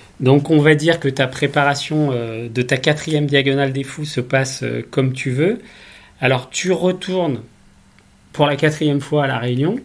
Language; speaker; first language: French; native; French